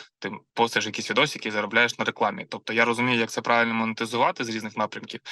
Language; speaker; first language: Ukrainian; non-native, local second language; Russian